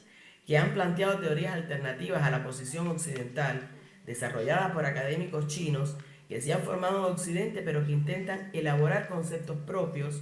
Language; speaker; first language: Spanish; native; Spanish